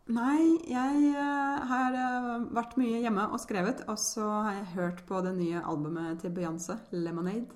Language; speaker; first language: Norwegian; early bilingual, other home language; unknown